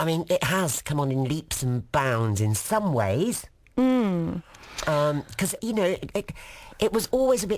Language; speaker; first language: English; native; English